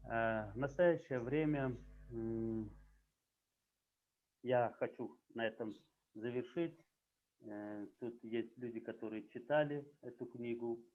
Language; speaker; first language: Russian; non-native, local second language; Kyrgyz